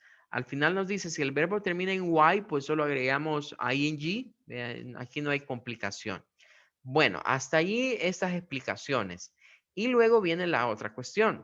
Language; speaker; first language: Spanish; native; Spanish